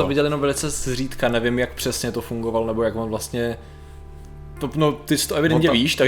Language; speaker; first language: Czech; native; Czech